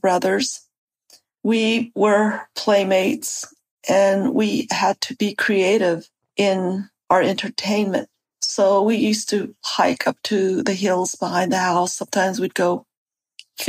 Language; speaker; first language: English; early bilingual, other home language; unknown